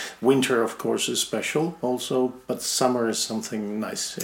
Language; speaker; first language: English; non-native, fluent; Finnish